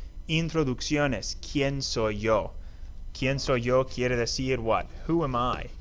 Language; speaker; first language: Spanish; non-native, fluent; English